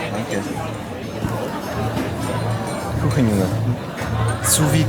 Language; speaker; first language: German; non-native, learner; French